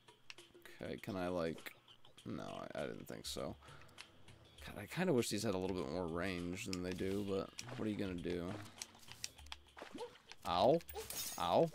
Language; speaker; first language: English; native; English